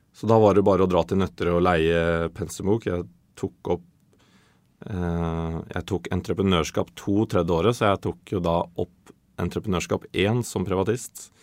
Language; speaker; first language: Norwegian; early bilingual, other home language; Swedish